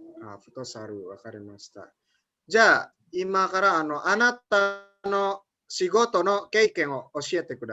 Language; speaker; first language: Japanese; non-native, fluent; Indonesian